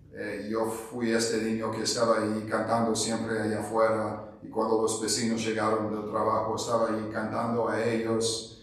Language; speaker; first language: Spanish; non-native, fluent; English